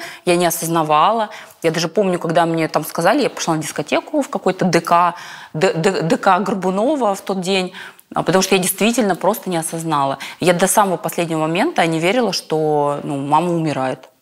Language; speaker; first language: Russian; native; Russian